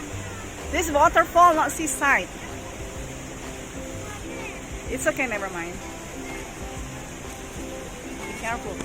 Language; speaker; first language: English; non-native, learner; Indonesian